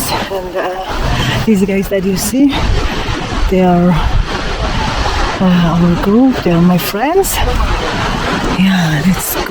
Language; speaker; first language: English; non-native, learner; Kurdish